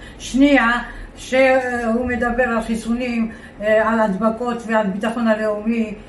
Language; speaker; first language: Hebrew; non-native, fluent; Georgian